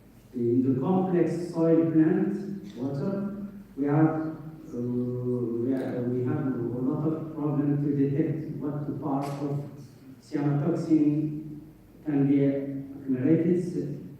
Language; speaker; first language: English; non-native, fluent; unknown